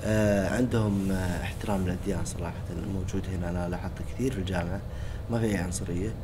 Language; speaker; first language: Arabic; native; Arabic